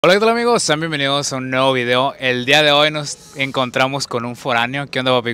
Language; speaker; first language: Spanish; native; Spanish